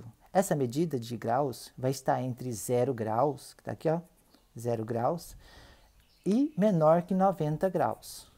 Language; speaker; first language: Portuguese; native; Portuguese